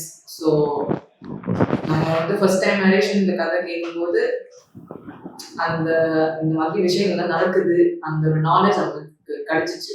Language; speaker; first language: Tamil; non-native, learner; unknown